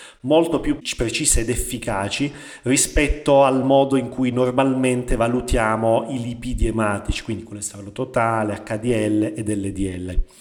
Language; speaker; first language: Italian; native; Italian